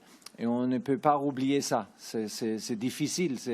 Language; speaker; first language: French; non-native, learner; German